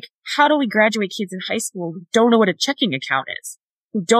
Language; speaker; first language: English; native; English